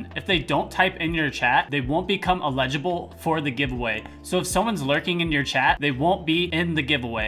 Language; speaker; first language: English; native; English